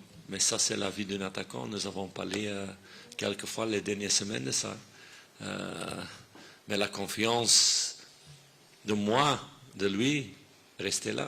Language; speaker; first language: French; non-native, fluent; Dutch